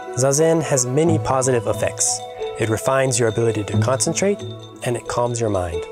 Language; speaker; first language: English; native; English